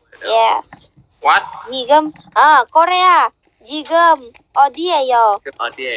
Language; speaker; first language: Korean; non-native, learner; Vietnamese